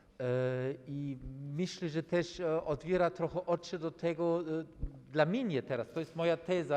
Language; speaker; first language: Polish; non-native, fluent; German